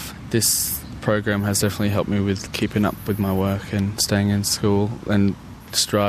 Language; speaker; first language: English; native; English